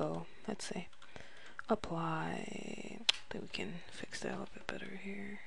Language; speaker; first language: English; native; English